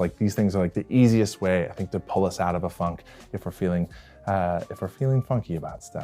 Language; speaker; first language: English; native; English